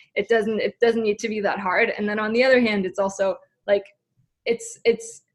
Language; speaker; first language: English; non-native, fluent; German